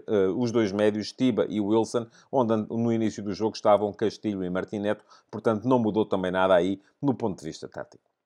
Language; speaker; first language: Portuguese; native; Portuguese